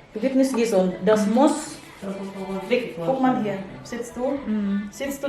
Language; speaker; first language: German; non-native, learner; Filipino